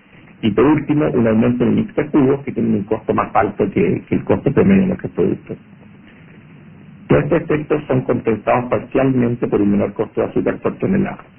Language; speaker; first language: Spanish; native; Spanish